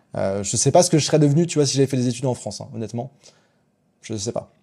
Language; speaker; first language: French; native; French